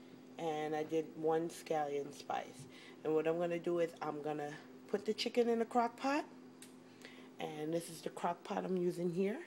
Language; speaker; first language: English; native; English